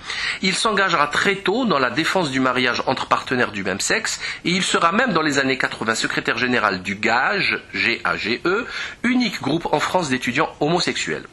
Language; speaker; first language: French; native; French